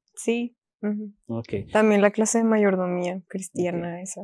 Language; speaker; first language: Spanish; native; Spanish